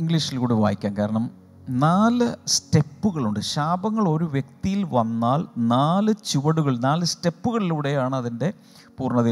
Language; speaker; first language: Malayalam; native; Malayalam